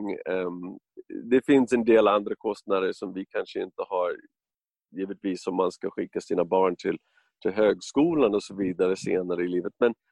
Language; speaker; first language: Swedish; non-native, fluent; English